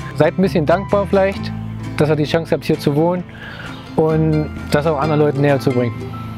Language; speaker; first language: German; native; German